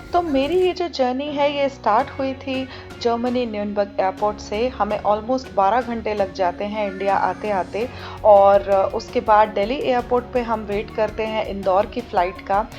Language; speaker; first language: Hindi; native; Hindi